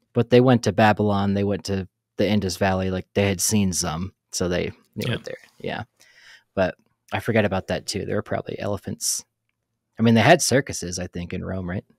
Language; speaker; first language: English; native; English